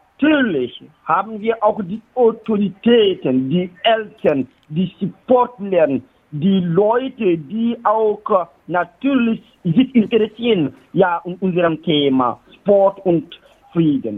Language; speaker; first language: German; non-native, learner; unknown